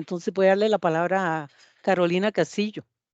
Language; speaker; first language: Spanish; native; Spanish